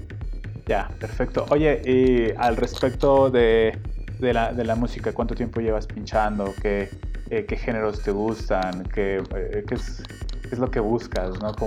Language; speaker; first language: Spanish; native; Spanish